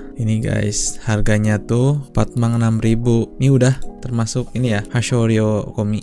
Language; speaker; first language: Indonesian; native; Indonesian